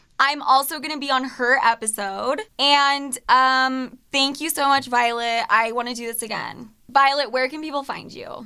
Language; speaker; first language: English; native; English